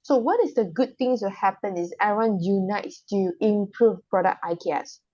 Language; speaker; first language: English; non-native, local second language; Chinese